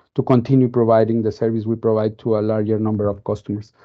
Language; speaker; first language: English; non-native, fluent; Spanish